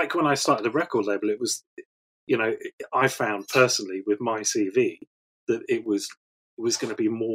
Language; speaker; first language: English; native; English